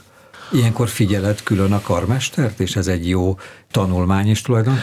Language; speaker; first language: Hungarian; native; Hungarian